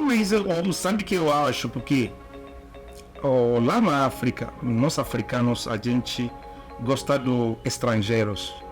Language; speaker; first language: Portuguese; non-native, learner; Igbo